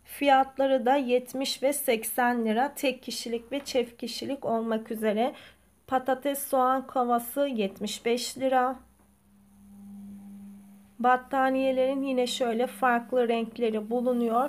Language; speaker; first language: Turkish; native; Turkish